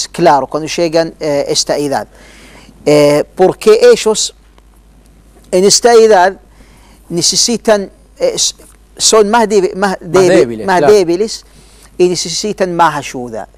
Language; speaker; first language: Spanish; non-native, learner; Arabic